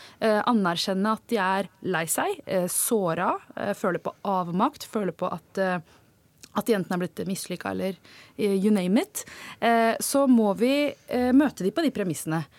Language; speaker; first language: Norwegian; early bilingual, other home language; Tamil